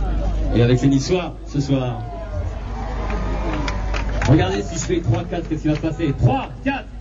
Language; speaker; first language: French; native; French